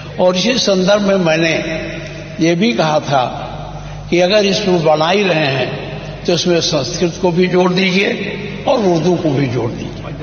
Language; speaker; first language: Hindi; native; Hindi